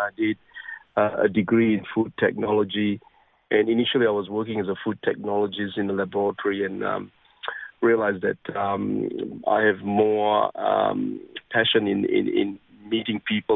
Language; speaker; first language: English; non-native, local second language; Min Nan Chinese